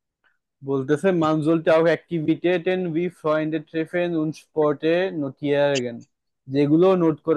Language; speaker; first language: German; non-native, fluent; Bangla